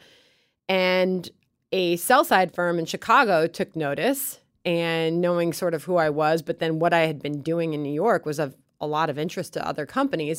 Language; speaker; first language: English; native; English